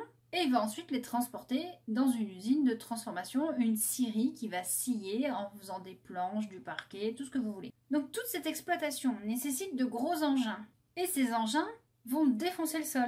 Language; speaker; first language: French; native; French